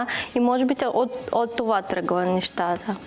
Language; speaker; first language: Bulgarian; non-native, learner; Russian